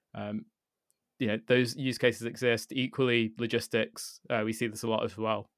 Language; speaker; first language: English; native; English